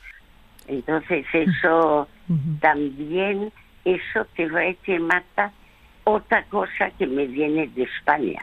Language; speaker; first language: Spanish; early bilingual, other home language; French